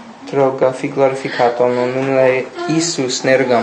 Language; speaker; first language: Romanian; non-native, learner; English